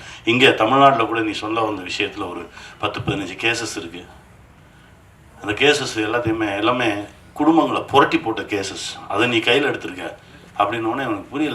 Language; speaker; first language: Tamil; native; Tamil